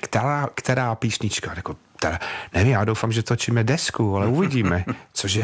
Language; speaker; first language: Czech; non-native, fluent; English